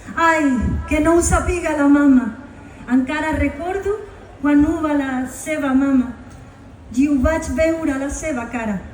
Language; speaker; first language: Catalan; non-native, local second language; Spanish